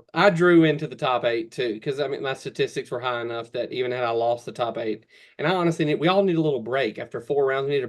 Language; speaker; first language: English; native; English